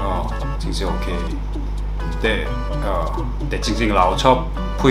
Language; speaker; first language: Thai; non-native, fluent; Korean